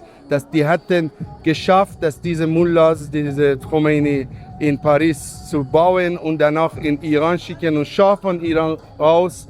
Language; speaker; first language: German; non-native, learner; Persian